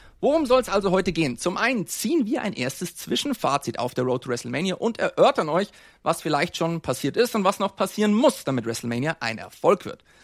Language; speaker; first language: German; native; German